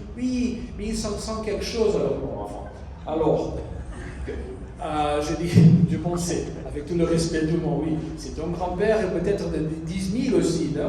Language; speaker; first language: French; non-native, fluent; Italian